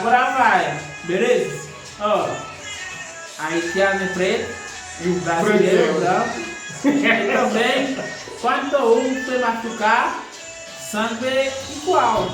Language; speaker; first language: Portuguese; non-native, learner; Haitian Creole